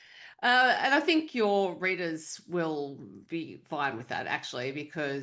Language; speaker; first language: English; native; English